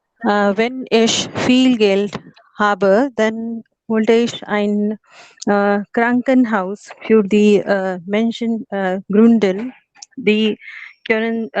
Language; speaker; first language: German; non-native, learner; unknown